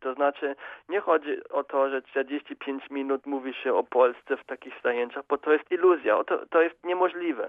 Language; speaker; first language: Polish; non-native, fluent; German